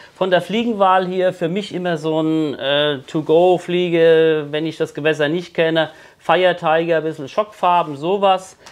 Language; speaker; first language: German; native; German